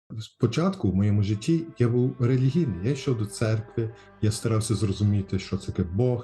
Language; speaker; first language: Ukrainian; early bilingual, heritage; Ukrainian